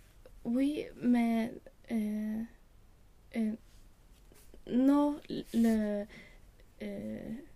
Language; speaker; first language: French; non-native, learner; Swedish